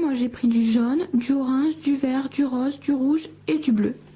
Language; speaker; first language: French; native; French